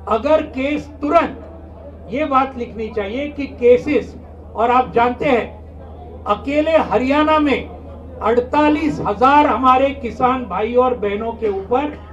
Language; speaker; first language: Hindi; non-native, local second language; Marathi